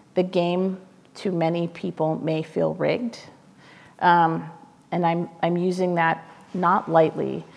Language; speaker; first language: English; native; English